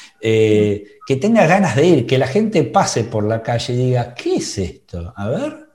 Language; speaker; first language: Spanish; native; Spanish